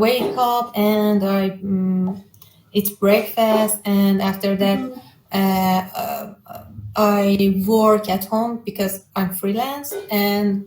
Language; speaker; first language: English; non-native, learner; Persian